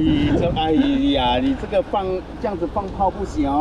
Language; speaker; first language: Chinese; native; Chinese